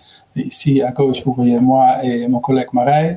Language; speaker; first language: French; non-native, learner; Dutch